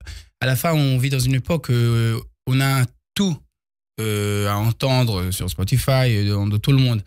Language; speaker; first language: French; early bilingual, heritage; Hebrew